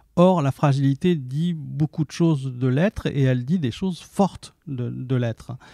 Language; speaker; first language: French; early bilingual, other home language; Arabic